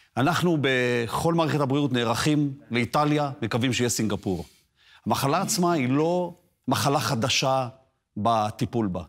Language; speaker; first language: Hebrew; native; Hebrew